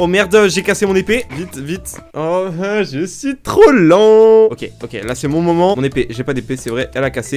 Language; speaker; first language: French; native; French